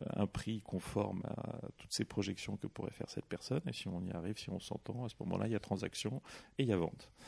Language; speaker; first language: French; native; French